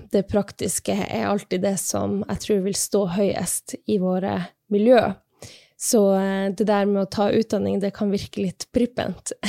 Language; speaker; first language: Norwegian; non-native, local second language; Northern Sami